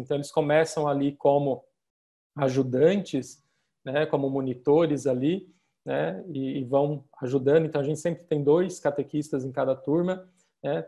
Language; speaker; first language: Portuguese; native; Portuguese